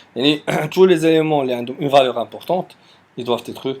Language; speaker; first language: French; non-native, local second language; Arabic